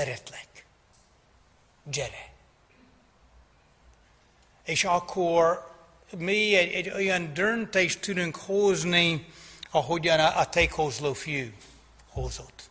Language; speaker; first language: Hungarian; non-native, fluent; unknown